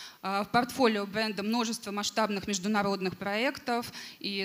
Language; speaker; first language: Russian; native; Russian